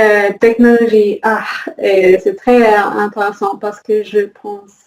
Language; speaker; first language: French; non-native, learner; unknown